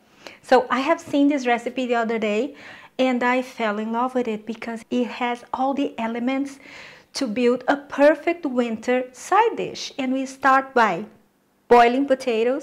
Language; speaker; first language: English; non-native, fluent; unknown